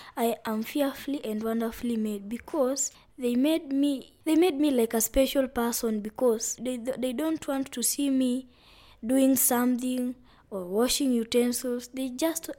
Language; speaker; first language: English; non-native, local second language; Luyia